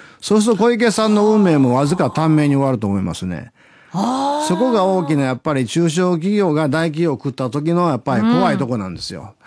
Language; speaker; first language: Japanese; native; Japanese